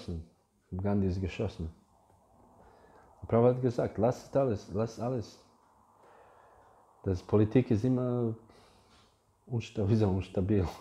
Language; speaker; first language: German; non-native, fluent; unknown